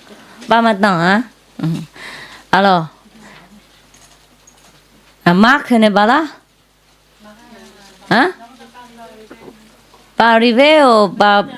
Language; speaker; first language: French; non-native, learner; Vietnamese